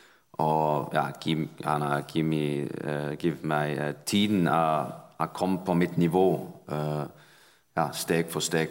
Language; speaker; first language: Danish; non-native, fluent; Icelandic